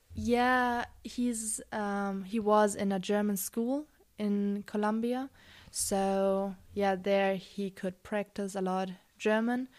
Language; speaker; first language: English; non-native, fluent; German